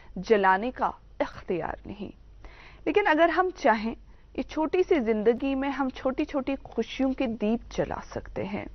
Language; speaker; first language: Hindi; non-native, local second language; Kashmiri